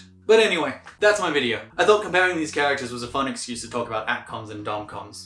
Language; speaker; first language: English; native; English